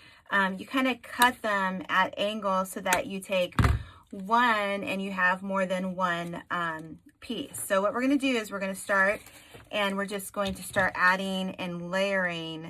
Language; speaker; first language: English; native; English